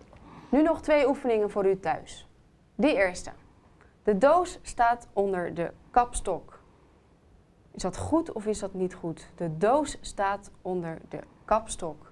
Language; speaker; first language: Dutch; native; Dutch